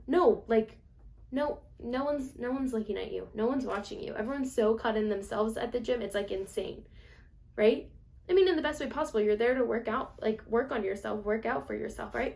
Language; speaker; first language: English; native; English